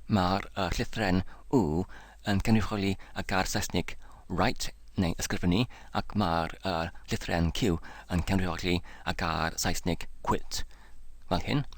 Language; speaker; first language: Welsh; non-native, learner; English